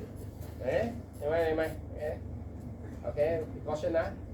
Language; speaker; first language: Chinese; native; Chinese